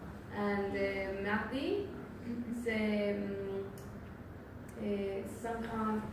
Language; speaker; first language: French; non-native, learner; Spanish